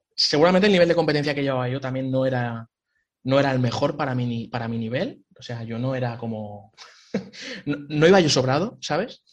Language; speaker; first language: Spanish; native; Spanish